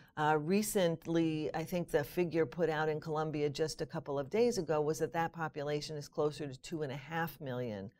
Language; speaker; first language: English; native; English